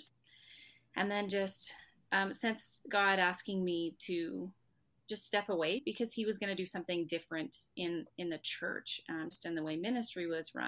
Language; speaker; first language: English; native; English